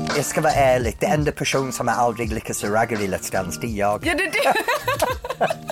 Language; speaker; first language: Swedish; non-native, fluent; English